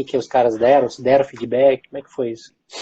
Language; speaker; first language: Portuguese; native; Portuguese